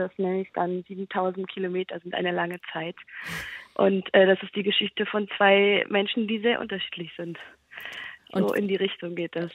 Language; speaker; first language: German; native; German